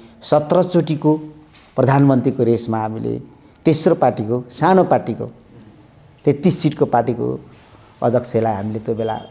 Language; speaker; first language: Nepali; native; Nepali